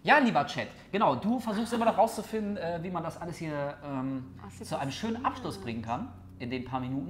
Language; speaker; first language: German; native; German